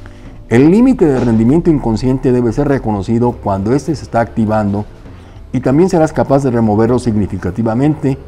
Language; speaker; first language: Spanish; native; Spanish